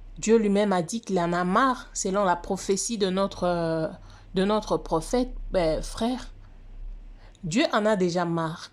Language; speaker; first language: French; non-native, local second language; Lingala